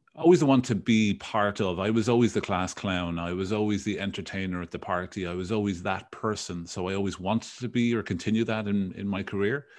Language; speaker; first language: English; native; English